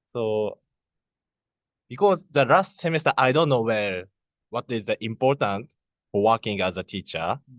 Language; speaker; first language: English; non-native, learner; Japanese